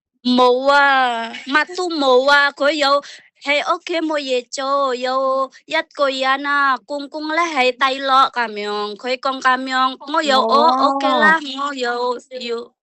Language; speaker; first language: Chinese; non-native, learner; Indonesian